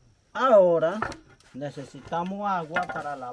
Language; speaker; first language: Spanish; non-native, local second language; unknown